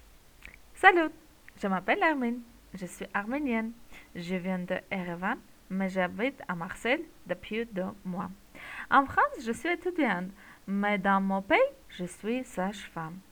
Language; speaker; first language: French; non-native, learner; Armenian